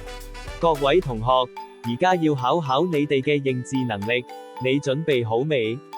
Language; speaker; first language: Cantonese; native; Cantonese